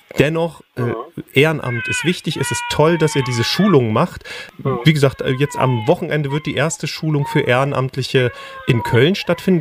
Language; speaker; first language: German; native; German